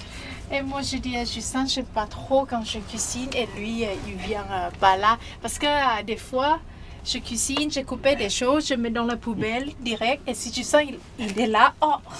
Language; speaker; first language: French; non-native, learner; Thai